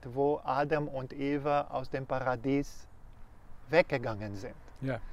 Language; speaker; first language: German; non-native, fluent; Portuguese